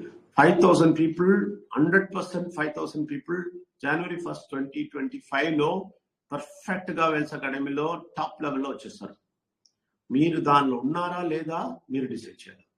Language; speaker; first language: Telugu; non-native, learner; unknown